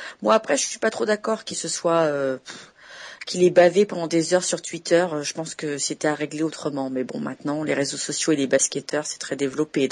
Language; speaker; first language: French; native; French